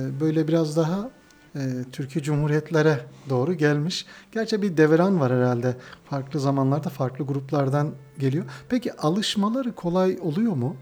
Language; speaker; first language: Turkish; native; Turkish